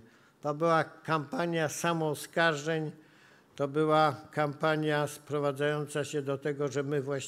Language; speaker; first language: Polish; native; Polish